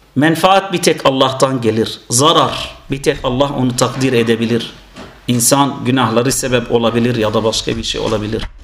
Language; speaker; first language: Turkish; non-native, fluent; Arabic